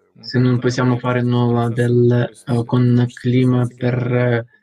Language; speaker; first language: Italian; non-native, learner; Russian